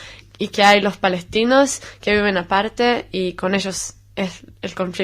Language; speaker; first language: Spanish; non-native, fluent; Hebrew